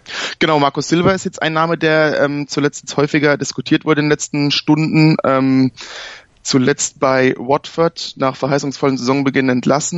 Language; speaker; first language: German; native; German